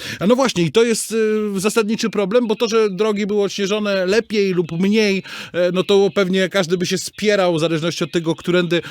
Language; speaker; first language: Polish; native; Polish